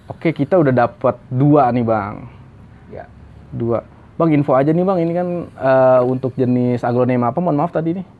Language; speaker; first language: Indonesian; native; Indonesian